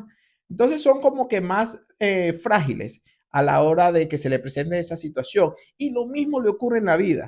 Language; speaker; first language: Spanish; native; Spanish